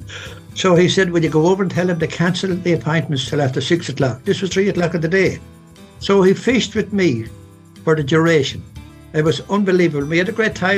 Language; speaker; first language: English; native; English